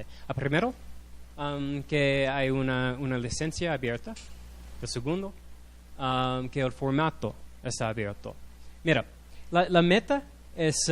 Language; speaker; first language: Spanish; non-native, learner; English